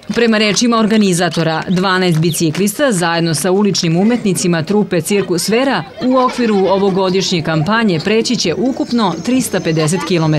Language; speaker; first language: Serbian; native; Serbian